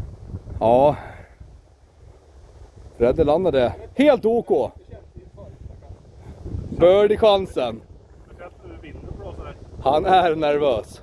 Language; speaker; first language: Swedish; native; Swedish